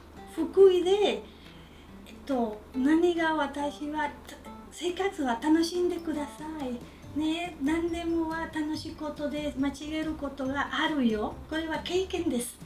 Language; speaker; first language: Japanese; non-native, learner; Spanish